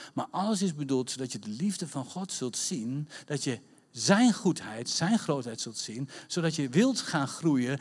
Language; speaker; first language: Dutch; native; Dutch